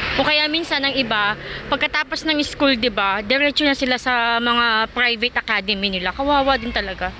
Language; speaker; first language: Filipino; native; Filipino